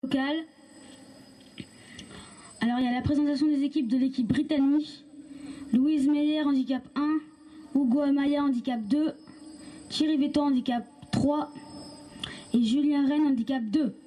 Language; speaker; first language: French; native; French